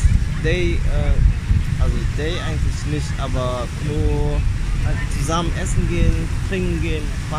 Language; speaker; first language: German; non-native, fluent; Vietnamese